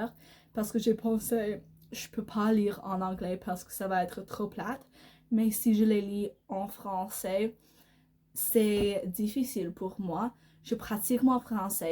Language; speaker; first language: French; non-native, learner; English